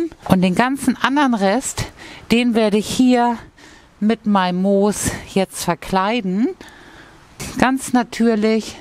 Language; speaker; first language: German; native; German